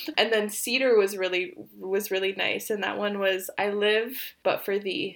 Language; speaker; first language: English; early bilingual, other home language; Polish